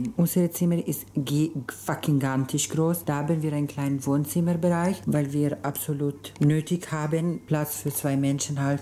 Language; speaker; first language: German; early bilingual, other home language; Spanish